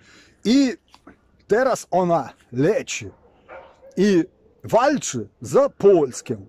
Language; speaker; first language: Polish; non-native, fluent; Ukrainian